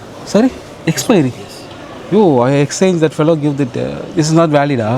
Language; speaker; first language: English; non-native, local second language; Tamil